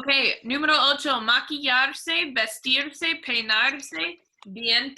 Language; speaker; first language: Spanish; non-native, fluent; English